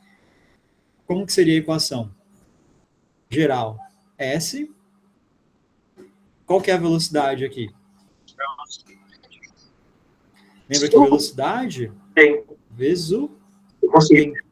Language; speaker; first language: Portuguese; native; Portuguese